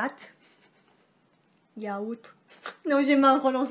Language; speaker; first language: French; non-native, fluent; Thai